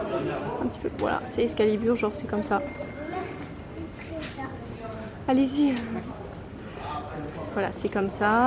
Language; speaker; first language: French; native; French